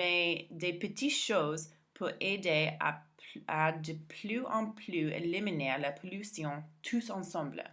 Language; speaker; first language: French; non-native, learner; English